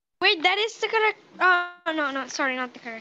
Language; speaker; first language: English; non-native, learner; Sinhala